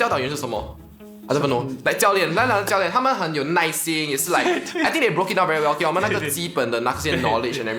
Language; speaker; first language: Chinese; non-native, local second language; English